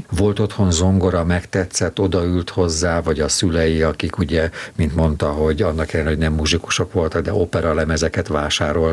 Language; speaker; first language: Hungarian; native; Hungarian